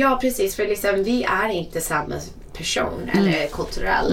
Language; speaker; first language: Swedish; non-native, fluent; English